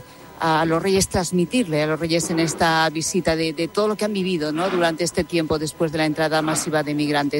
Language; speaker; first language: Spanish; native; Spanish